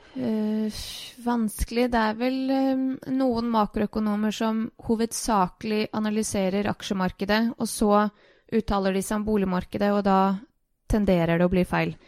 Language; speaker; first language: Norwegian; early bilingual, other home language; Bosnian